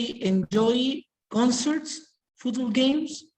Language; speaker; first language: English; non-native, learner; Spanish